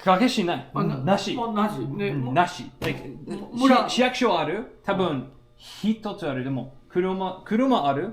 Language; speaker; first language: Japanese; non-native, learner; English